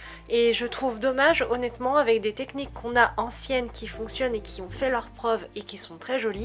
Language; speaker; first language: French; native; French